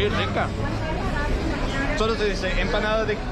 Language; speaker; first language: Spanish; non-native, fluent; English